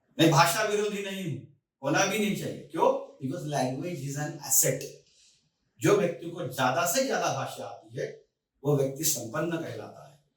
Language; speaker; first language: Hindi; native; Hindi